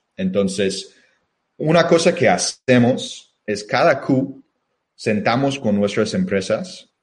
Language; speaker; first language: Spanish; non-native, fluent; English